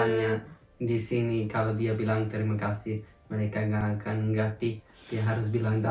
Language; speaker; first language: Indonesian; non-native, fluent; German